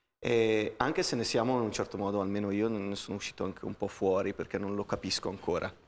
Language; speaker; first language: Italian; native; Italian